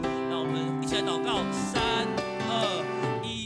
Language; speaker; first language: Chinese; native; Chinese